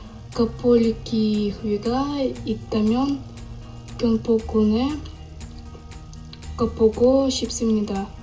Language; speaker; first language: Korean; non-native, learner; Russian